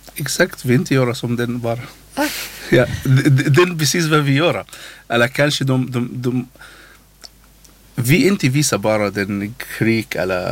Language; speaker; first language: Swedish; non-native, learner; Arabic